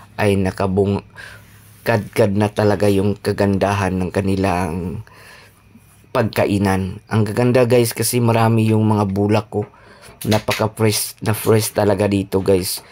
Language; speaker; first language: Filipino; non-native, local second language; Cebuano